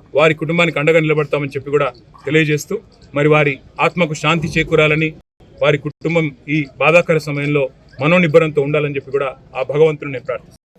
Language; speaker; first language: Telugu; native; Telugu